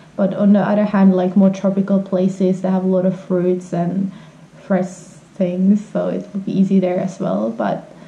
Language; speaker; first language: English; non-native, fluent; Finnish